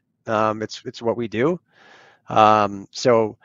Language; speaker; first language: English; native; English